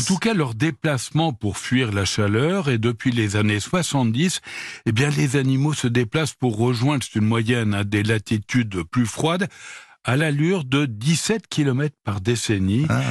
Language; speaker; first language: French; native; French